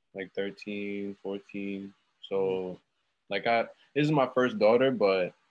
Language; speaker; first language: English; native; English